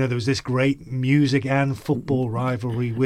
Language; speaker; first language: English; native; English